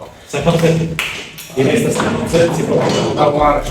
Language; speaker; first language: French; native; French